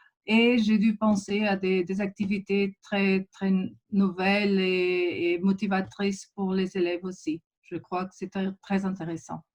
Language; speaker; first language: French; non-native, fluent; Portuguese